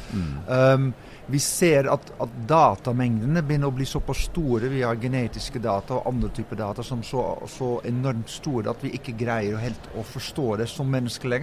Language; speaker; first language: Norwegian; non-native, fluent; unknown